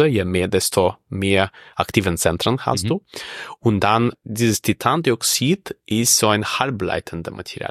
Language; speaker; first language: German; non-native, fluent; Russian